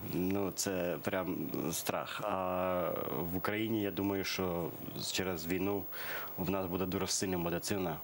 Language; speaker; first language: Ukrainian; early bilingual, other home language; Persian